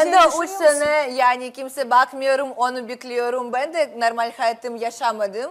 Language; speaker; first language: Turkish; non-native, learner; Russian